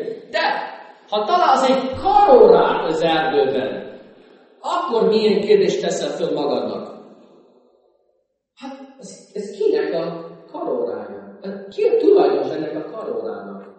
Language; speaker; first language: Hungarian; non-native, fluent; English